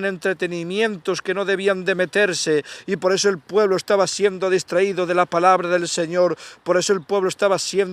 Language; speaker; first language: Spanish; native; Spanish